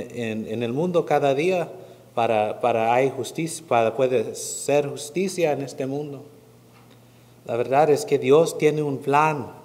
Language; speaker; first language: Spanish; non-native, fluent; English